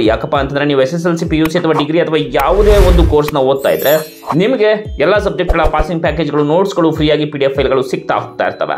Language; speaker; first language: Kannada; native; Kannada